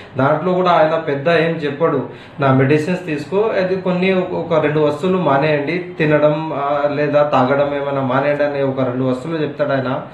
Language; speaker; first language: Telugu; non-native, local second language; Urdu